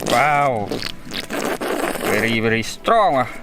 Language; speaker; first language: English; non-native, learner; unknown